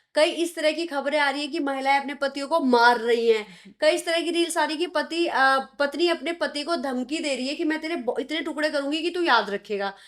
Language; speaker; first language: Hindi; native; Hindi